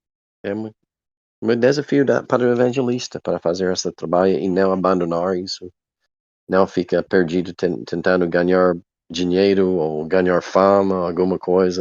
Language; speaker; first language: Portuguese; non-native, learner; English